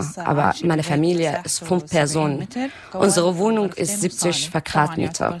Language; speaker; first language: German; non-native, learner; Arabic